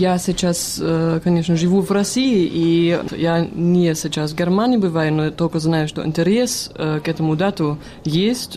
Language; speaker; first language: Russian; non-native, fluent; German